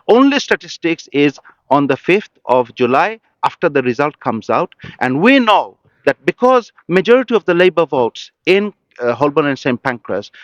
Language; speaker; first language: Bangla; early bilingual, heritage; Bangla